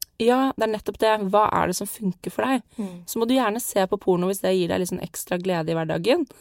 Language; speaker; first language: Norwegian; native; Norwegian